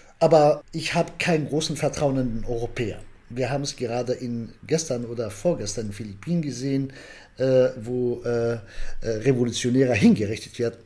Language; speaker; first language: German; non-native, fluent; Arabic